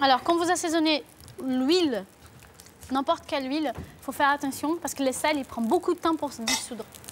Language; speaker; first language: French; non-native, fluent; Portuguese